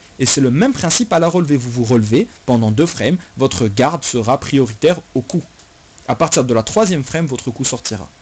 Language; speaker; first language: French; native; French